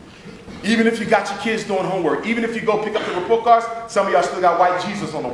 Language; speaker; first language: English; native; English